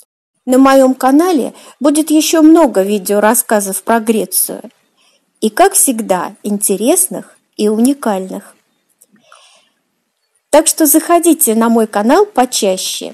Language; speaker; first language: Russian; native; Russian